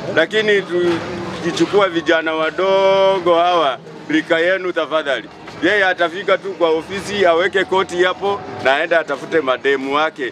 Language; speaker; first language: Swahili; non-native, local second language; Luyia